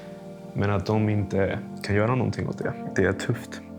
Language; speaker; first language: Swedish; non-native, fluent; Spanish